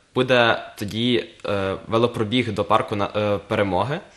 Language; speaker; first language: Ukrainian; native; Ukrainian